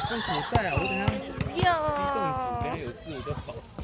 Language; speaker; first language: Chinese; native; Chinese